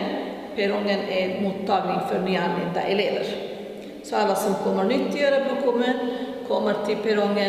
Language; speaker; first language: Swedish; non-native, fluent; Arabic